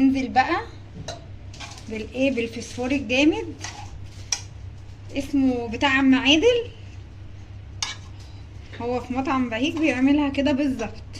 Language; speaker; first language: Arabic; native; Arabic